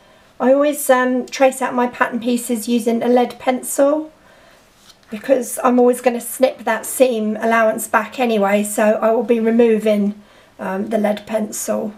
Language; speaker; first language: English; native; English